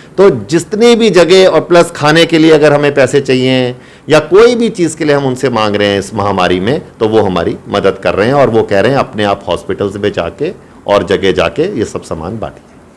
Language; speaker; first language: Hindi; native; Hindi